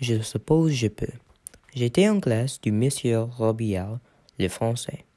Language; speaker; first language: French; non-native, learner; English